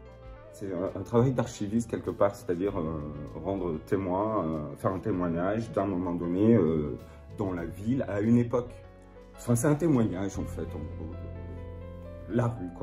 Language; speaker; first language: French; native; French